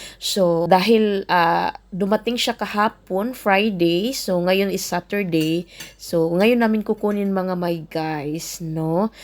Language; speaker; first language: Filipino; native; Filipino